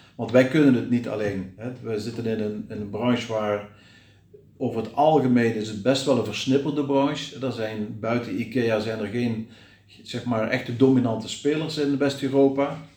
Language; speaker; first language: Dutch; native; Dutch